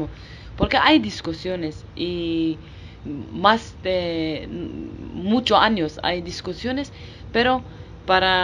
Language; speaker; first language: Spanish; non-native, learner; Kurdish